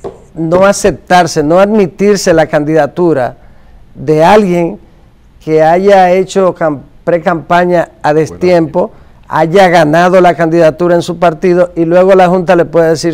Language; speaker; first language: Spanish; native; Spanish